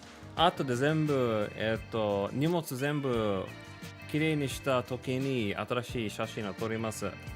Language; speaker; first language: Japanese; non-native, learner; English